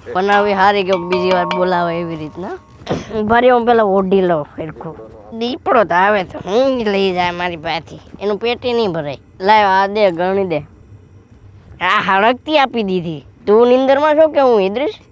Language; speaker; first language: Gujarati; native; Gujarati